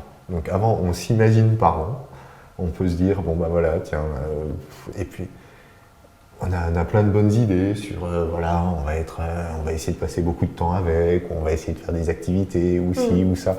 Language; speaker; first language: French; native; French